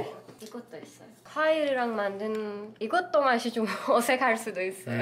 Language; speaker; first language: Korean; non-native, learner; Persian